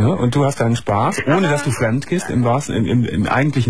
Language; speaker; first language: German; native; German